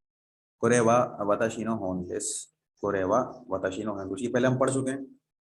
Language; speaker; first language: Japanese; non-native, fluent; Urdu